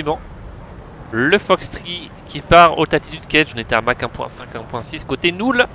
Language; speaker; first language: French; native; French